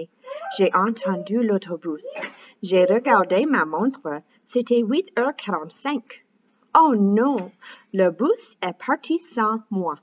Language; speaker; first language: French; non-native, fluent; English